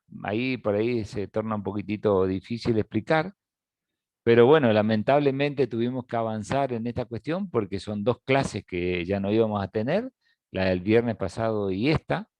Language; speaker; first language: Spanish; native; Spanish